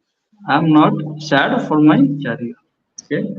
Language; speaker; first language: English; non-native, local second language; Odia